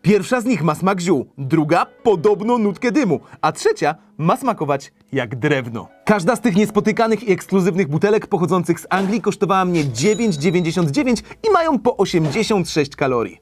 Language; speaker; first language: Polish; native; Polish